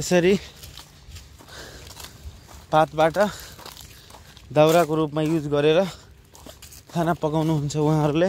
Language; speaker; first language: Nepali; non-native, local second language; Maithili